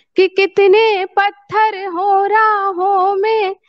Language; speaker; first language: Hindi; native; Hindi